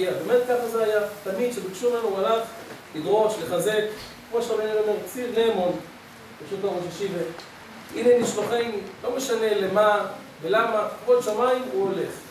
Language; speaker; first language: Hebrew; native; Hebrew